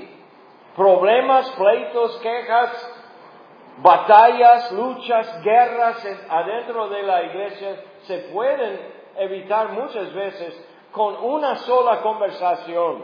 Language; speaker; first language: Spanish; non-native, fluent; English